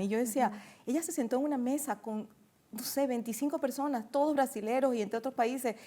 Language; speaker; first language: Spanish; native; Spanish